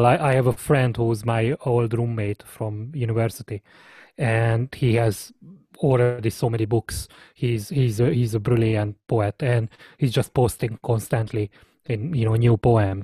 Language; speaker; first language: English; non-native, fluent; Hungarian